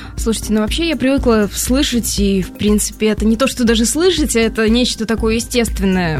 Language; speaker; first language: Russian; native; Russian